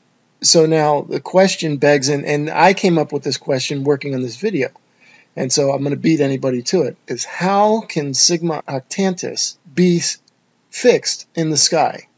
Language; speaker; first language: English; native; English